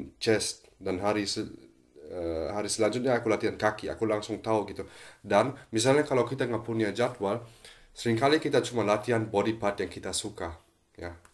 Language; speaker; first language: Indonesian; non-native, fluent; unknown